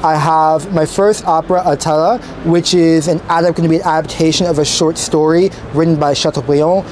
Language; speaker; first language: English; native; English